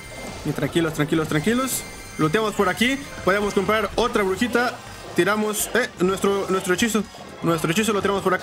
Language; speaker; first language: Spanish; native; Spanish